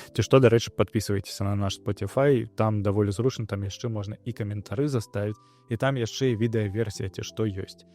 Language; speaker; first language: Belarusian; non-native, local second language; Russian